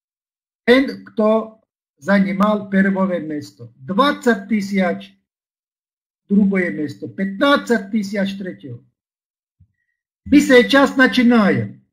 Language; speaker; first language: Russian; non-native, learner; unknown